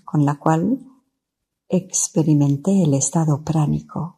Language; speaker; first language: Spanish; non-native, fluent; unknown